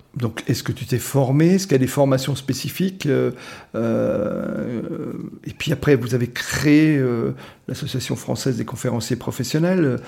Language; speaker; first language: French; native; French